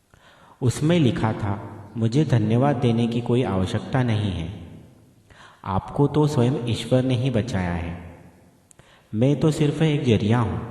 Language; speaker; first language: Hindi; native; Hindi